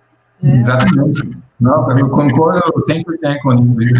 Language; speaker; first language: Portuguese; non-native, fluent; English